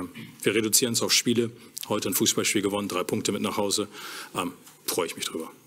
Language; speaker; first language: German; native; German